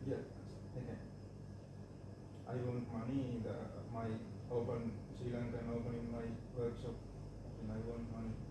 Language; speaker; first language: English; non-native, learner; Sinhala